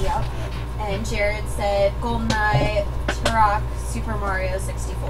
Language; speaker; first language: English; native; English